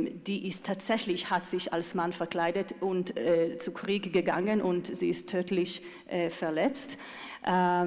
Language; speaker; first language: German; non-native, fluent; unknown